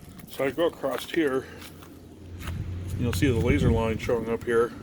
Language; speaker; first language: English; native; English